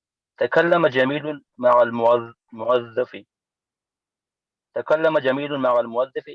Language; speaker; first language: Arabic; non-native, learner; English